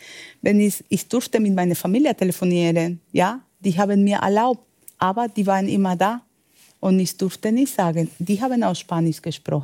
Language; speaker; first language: German; non-native, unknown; Spanish